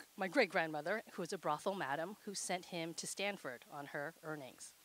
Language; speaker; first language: English; native; English